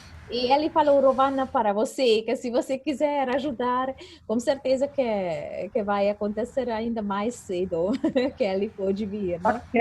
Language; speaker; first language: Portuguese; non-native, fluent; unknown